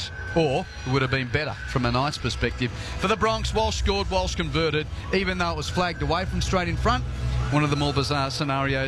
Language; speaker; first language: English; native; English